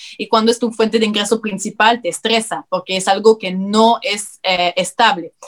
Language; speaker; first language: Spanish; non-native, fluent; French